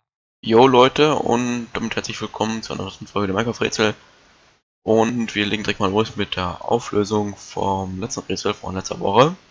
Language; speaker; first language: German; native; German